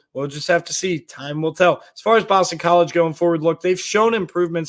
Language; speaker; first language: English; native; English